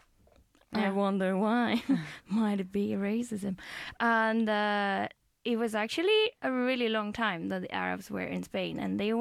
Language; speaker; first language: English; non-native, fluent; Spanish